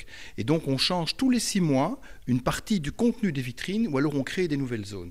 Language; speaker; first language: French; native; French